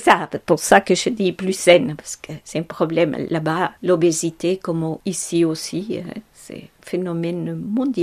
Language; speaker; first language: French; non-native, fluent; Spanish